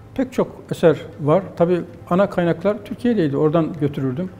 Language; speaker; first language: Turkish; native; Turkish